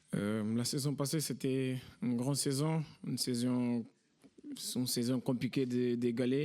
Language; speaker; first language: French; non-native, fluent; Portuguese